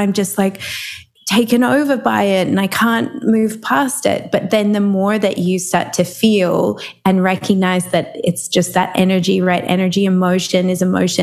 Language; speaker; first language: English; native; English